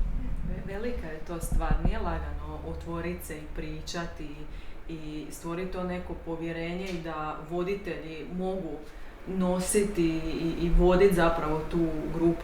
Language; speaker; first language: Croatian; native; Croatian